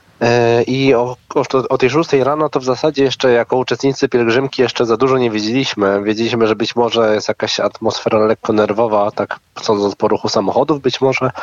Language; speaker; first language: Polish; native; Polish